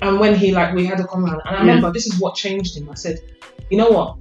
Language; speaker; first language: English; native; English